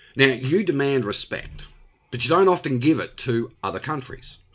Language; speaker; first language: English; native; English